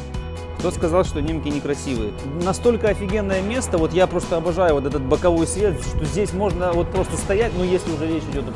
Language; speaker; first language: Russian; native; Russian